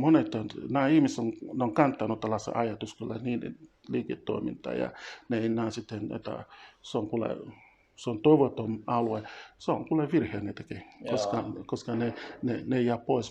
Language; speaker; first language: Finnish; non-native, fluent; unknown